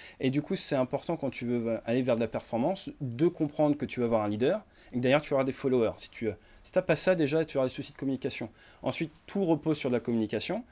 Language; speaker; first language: French; native; French